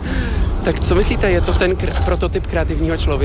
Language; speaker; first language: Czech; native; Czech